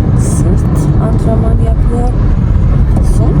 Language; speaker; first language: Turkish; non-native, learner; Persian